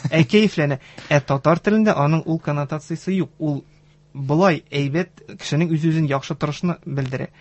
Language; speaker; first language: Tatar; native; Tatar